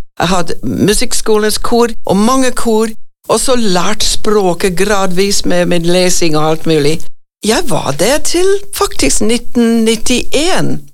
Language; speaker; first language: Norwegian; non-native, fluent; English